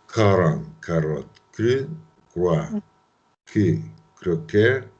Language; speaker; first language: French; non-native, learner; Spanish